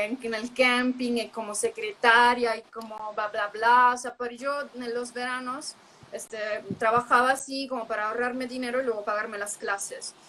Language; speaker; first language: Spanish; non-native, fluent; Italian